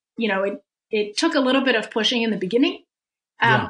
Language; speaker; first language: English; early bilingual, other home language; Russian